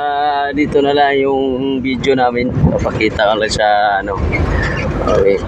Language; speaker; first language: Filipino; non-native, local second language; Hiligaynon